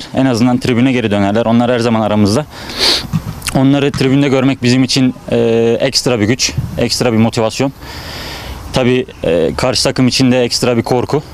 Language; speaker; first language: Turkish; native; Turkish